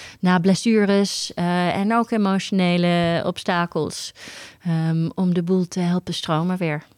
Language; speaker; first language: Dutch; early bilingual, heritage; Dutch